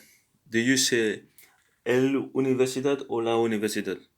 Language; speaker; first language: Spanish; non-native, learner; English